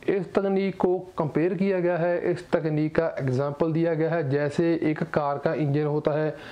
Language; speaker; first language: Hindi; non-native, local second language; Punjabi